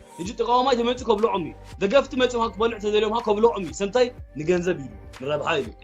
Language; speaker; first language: Tigrinya; native; Tigrinya